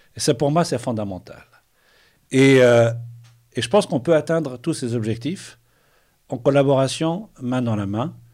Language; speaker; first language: French; non-native, local second language; Arabic